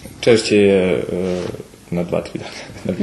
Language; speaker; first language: Ukrainian; early bilingual, heritage; Ukrainian